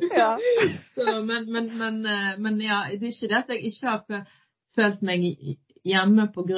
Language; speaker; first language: Norwegian; early bilingual, other home language; Arabic